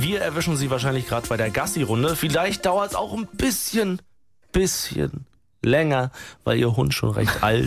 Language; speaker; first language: German; native; German